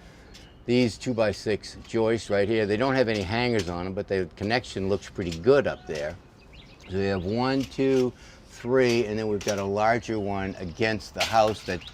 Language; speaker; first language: English; native; English